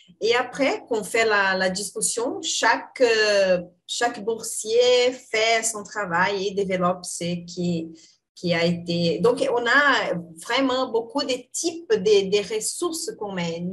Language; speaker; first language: French; non-native, fluent; Portuguese